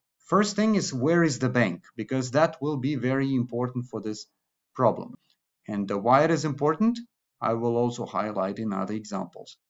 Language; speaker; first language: English; non-native, fluent; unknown